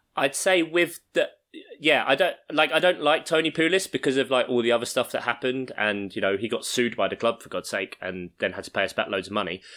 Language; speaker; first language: English; native; English